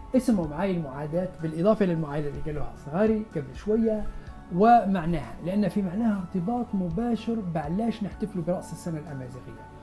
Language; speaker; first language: Arabic; non-native, local second language; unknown